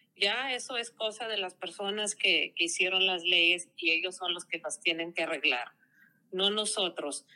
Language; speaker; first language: Spanish; early bilingual, heritage; Spanish